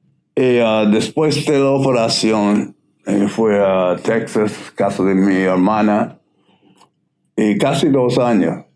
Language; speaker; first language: Spanish; non-native, learner; English